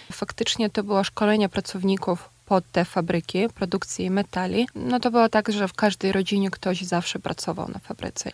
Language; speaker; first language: Polish; non-native, fluent; Ukrainian